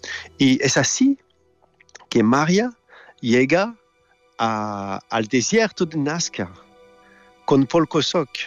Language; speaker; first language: Spanish; non-native, learner; French